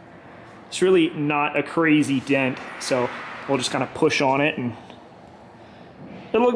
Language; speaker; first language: English; native; English